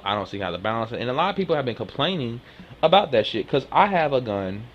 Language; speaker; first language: English; native; English